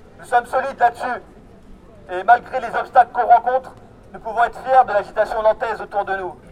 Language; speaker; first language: French; native; French